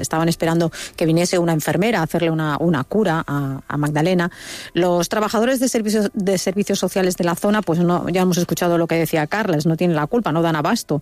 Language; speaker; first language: Spanish; native; Spanish